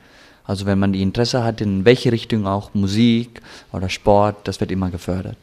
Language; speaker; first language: German; early bilingual, heritage; German